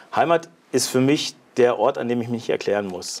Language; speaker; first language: German; native; German